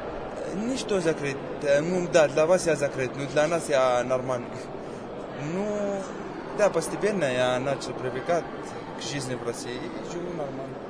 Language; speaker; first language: Russian; non-native, fluent; Arabic